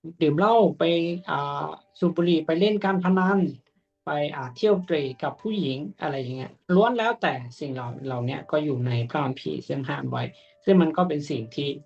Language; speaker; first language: Thai; native; Thai